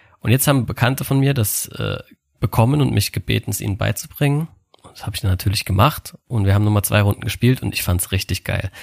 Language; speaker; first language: German; native; German